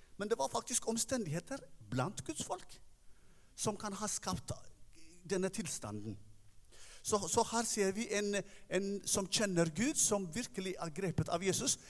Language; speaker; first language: Norwegian; non-native, fluent; Tigrinya